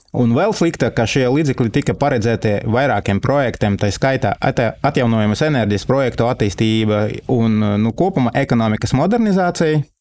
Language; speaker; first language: Latvian; non-native, local second language; Russian